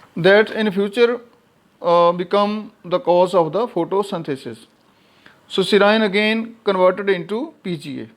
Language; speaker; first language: English; non-native, local second language; Punjabi